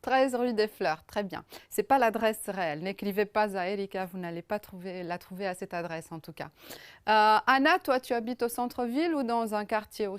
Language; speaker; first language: French; non-native, fluent; Romanian